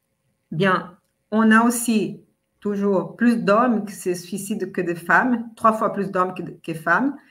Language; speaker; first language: French; non-native, fluent; Portuguese